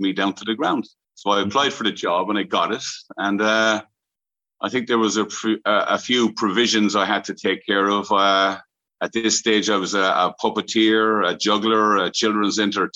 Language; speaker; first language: English; native; English